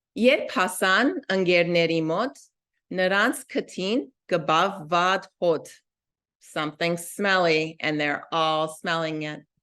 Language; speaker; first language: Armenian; early bilingual, heritage; Armenian